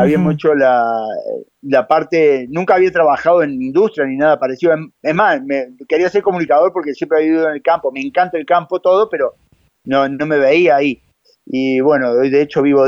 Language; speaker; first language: Spanish; native; Spanish